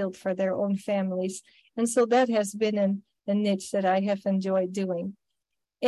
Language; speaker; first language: English; non-native, fluent; Dutch